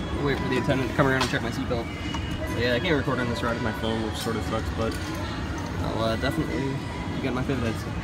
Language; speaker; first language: English; native; English